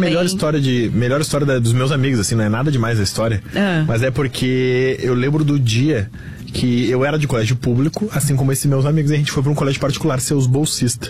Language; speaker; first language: Portuguese; native; Portuguese